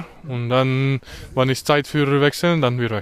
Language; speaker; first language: German; non-native, learner; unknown